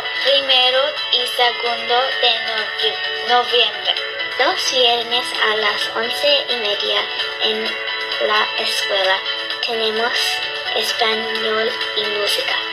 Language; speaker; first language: Spanish; non-native, learner; English